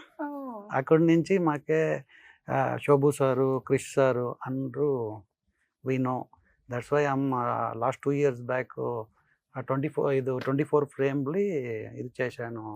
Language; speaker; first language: Telugu; non-native, learner; Kannada